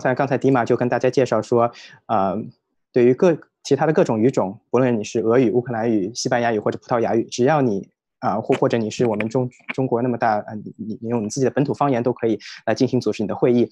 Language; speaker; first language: Chinese; native; Chinese